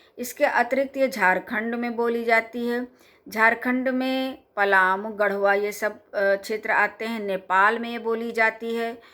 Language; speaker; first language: Hindi; native; Hindi